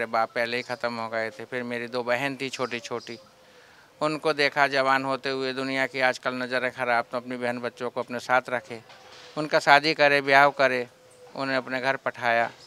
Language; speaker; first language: Hindi; native; Hindi